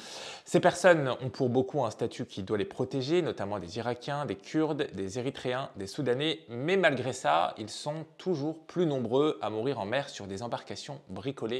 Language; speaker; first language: French; native; French